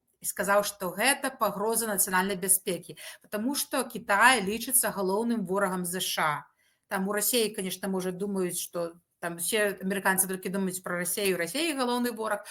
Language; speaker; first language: Belarusian; native; Belarusian